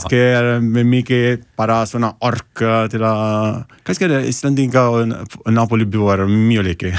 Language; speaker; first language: Icelandic; non-native, learner; Italian